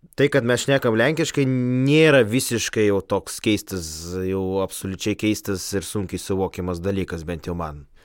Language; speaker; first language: Lithuanian; non-native, local second language; Polish